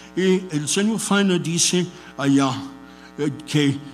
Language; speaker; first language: Spanish; non-native, fluent; English